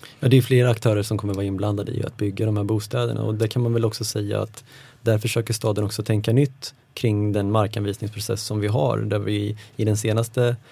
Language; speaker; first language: Swedish; native; Swedish